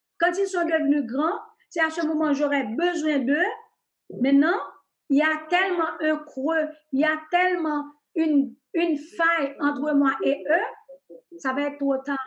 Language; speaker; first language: French; non-native, local second language; Haitian Creole